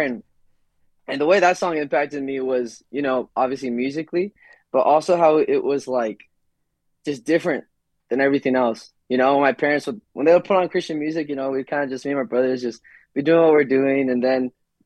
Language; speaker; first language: English; native; English